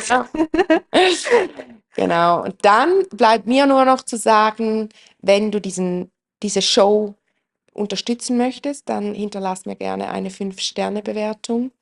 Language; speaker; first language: German; native; German